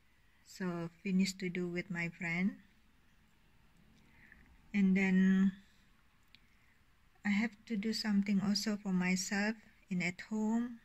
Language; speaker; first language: English; non-native, learner; Indonesian